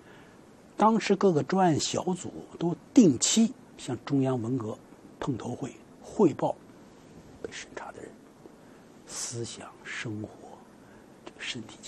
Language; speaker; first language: Chinese; native; Chinese